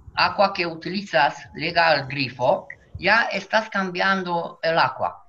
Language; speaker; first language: Spanish; non-native, fluent; Romanian